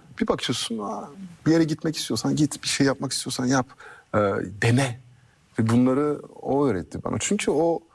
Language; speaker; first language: Turkish; early bilingual, heritage; Turkish